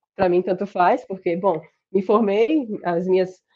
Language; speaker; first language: Portuguese; native; Portuguese